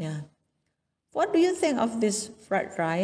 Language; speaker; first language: English; non-native, learner; Indonesian